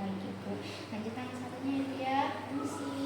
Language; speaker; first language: Indonesian; native; Indonesian